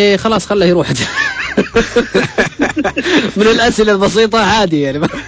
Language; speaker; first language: Arabic; native; Arabic